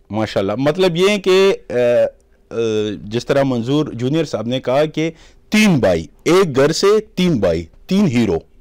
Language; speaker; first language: Urdu; native; Urdu